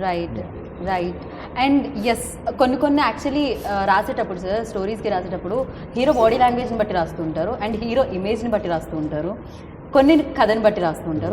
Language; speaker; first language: Telugu; native; Telugu